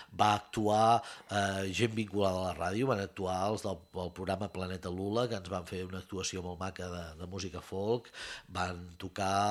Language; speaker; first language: Catalan; native; Catalan